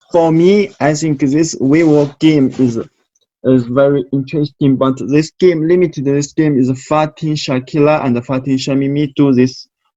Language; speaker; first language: English; non-native, learner; Chinese